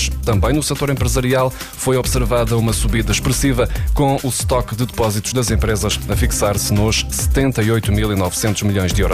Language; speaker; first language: Portuguese; native; Portuguese